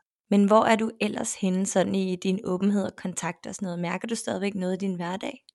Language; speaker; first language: Danish; native; Danish